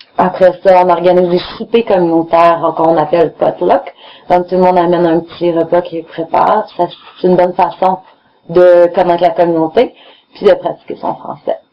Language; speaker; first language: French; native; French